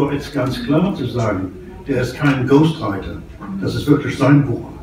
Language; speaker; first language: German; non-native, fluent; English